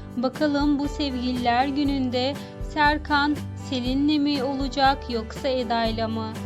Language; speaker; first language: Turkish; native; Turkish